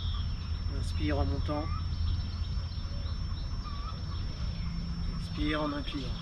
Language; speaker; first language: French; native; French